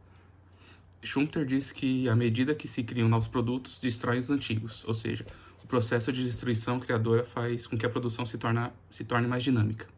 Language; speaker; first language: Portuguese; native; Portuguese